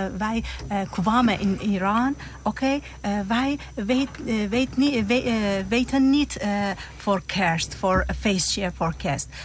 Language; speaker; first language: Dutch; non-native, learner; Persian